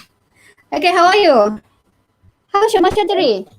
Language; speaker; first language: English; non-native, learner; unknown